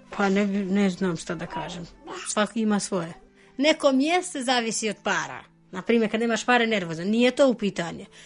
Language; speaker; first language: Serbian; non-native, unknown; Albanian